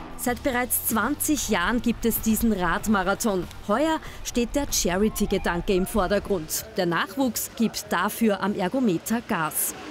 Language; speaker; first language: German; native; German